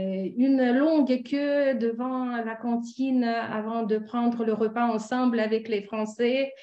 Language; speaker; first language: French; non-native, fluent; Russian